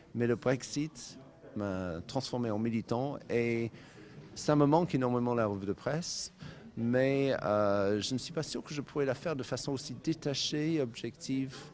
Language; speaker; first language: French; non-native, fluent; English